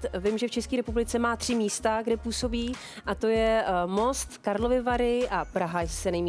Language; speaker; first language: Czech; native; Czech